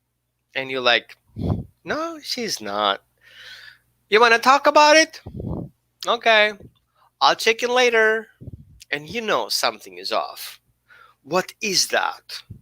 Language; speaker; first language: English; non-native, fluent; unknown